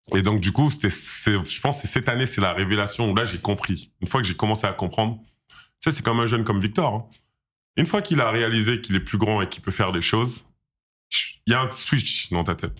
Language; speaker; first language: French; native; French